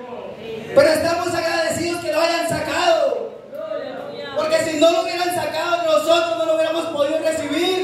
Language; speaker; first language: Spanish; native; Spanish